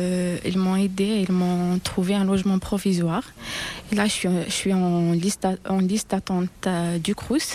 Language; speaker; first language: French; non-native, local second language; Arabic